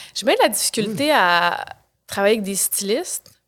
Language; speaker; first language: French; native; French